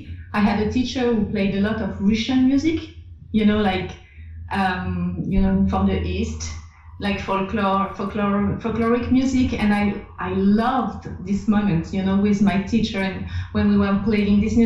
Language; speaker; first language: English; non-native, fluent; French